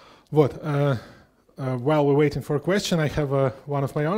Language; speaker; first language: English; non-native, fluent; Russian